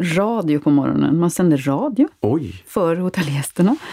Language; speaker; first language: Swedish; native; Swedish